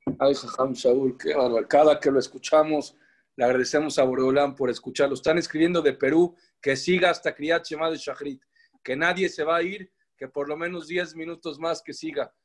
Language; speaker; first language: Spanish; native; Spanish